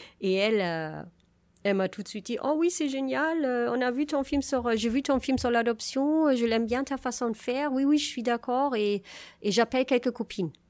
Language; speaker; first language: French; non-native, fluent; German